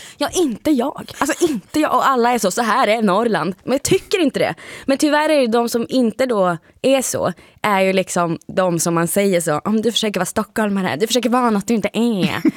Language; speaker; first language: Swedish; native; Swedish